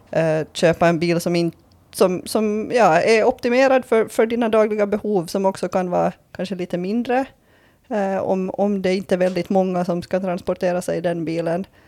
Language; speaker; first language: Swedish; native; Swedish